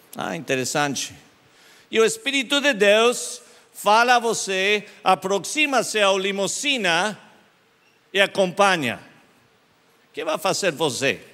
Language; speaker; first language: Portuguese; non-native, learner; English